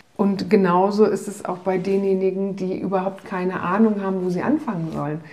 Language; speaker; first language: German; early bilingual, other home language; Polish